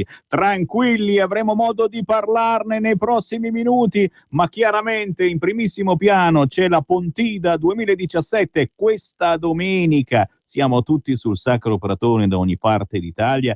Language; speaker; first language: Italian; native; Italian